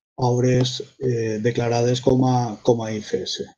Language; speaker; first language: Spanish; non-native, local second language; Catalan